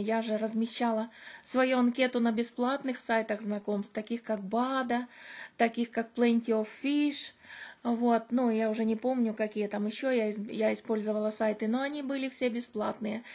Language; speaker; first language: Russian; native; Russian